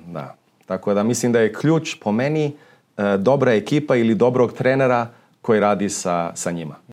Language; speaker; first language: Serbian; early bilingual, heritage; Serbian